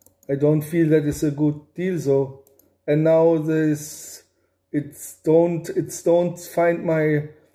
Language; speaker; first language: English; non-native, learner; German